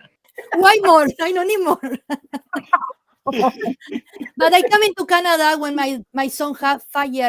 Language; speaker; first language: English; non-native, learner; Spanish